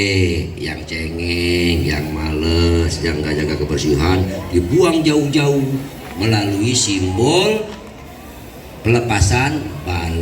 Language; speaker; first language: Indonesian; native; Indonesian